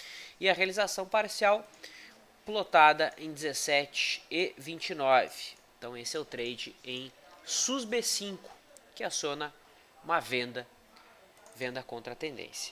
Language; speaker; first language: Portuguese; native; Portuguese